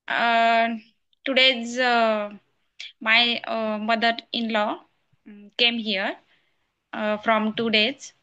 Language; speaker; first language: English; non-native, learner; Marathi